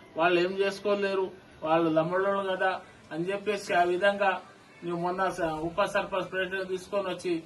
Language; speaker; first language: Telugu; non-native, local second language; Lambadi